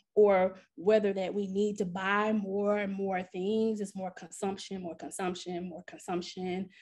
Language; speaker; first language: English; native; English